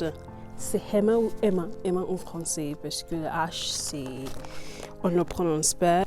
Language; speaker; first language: French; non-native, learner; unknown